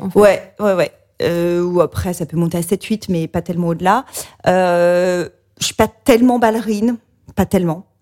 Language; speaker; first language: French; native; French